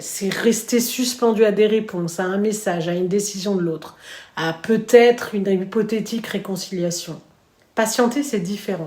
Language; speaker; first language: French; native; French